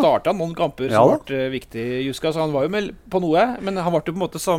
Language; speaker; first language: Norwegian; native; Norwegian